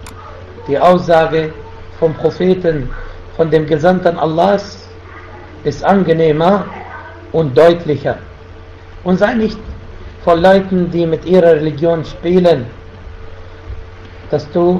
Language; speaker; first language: German; non-native, fluent; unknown